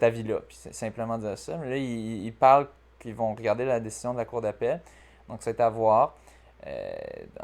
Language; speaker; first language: French; native; French